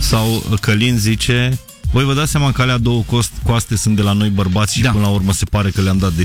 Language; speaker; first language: Romanian; native; Romanian